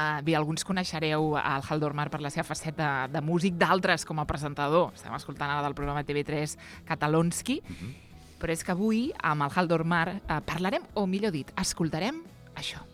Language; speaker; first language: Catalan; native; Catalan